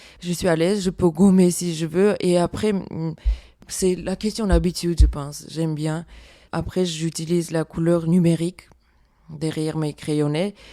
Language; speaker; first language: French; non-native, fluent; Armenian